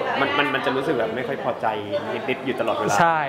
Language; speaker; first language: Thai; native; Thai